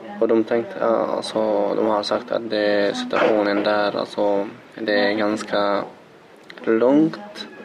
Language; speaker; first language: Swedish; non-native, learner; Arabic